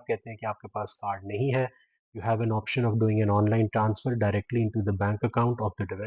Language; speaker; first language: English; non-native, local second language; Urdu